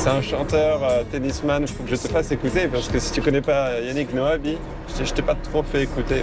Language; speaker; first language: French; native; French